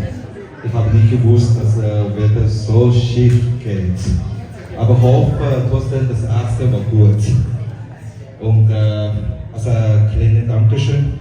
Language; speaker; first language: German; non-native, learner; Tibetan